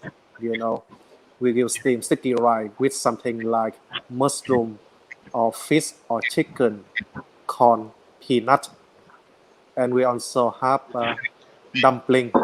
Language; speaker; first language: English; non-native, learner; Vietnamese